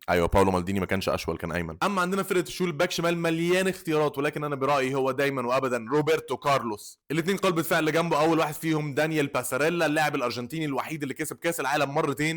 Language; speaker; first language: Arabic; native; Arabic